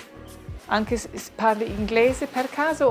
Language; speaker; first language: Italian; non-native, learner; German